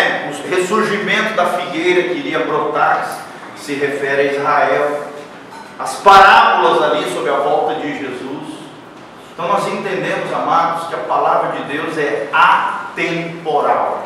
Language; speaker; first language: Portuguese; native; Portuguese